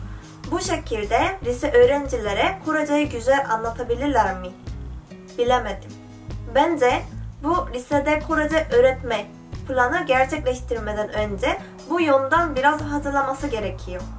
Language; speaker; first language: Turkish; non-native, fluent; Korean